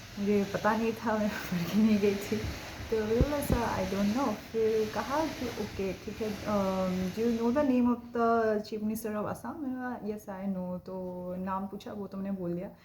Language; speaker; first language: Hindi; non-native, local second language; Assamese